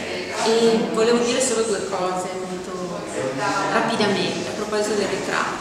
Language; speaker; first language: Italian; native; Italian